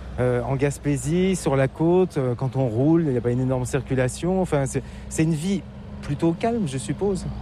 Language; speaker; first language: French; native; French